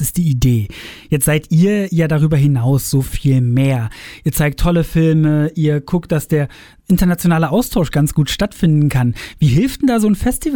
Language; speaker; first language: German; native; German